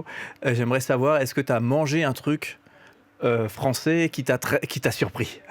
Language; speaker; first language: French; native; French